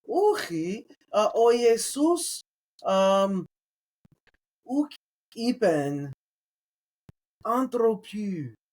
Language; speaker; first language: Greek; non-native, learner; English